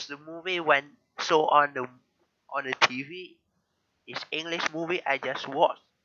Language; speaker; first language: English; non-native, learner; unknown